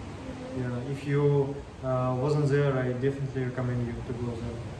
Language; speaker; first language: English; non-native, learner; Russian